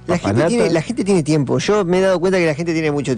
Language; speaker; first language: Spanish; native; Spanish